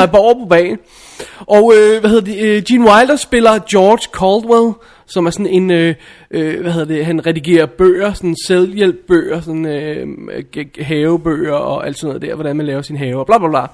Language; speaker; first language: Danish; native; Danish